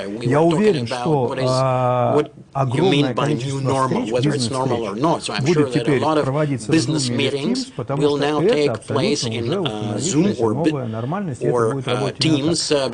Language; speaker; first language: Russian; native; Russian